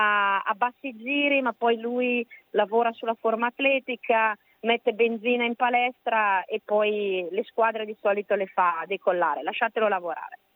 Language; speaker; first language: Italian; native; Italian